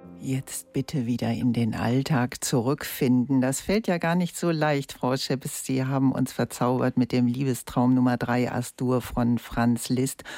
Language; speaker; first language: German; native; German